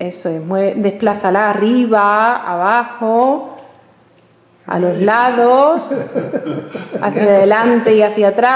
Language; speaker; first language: Spanish; native; Spanish